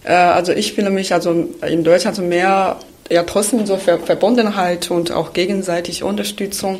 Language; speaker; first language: German; non-native, fluent; Chinese